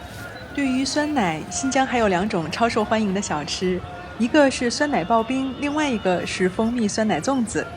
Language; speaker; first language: Chinese; native; Chinese